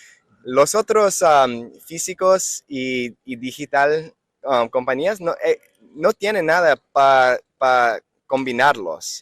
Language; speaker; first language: Spanish; non-native, learner; English